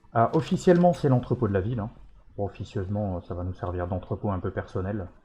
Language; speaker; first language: French; native; French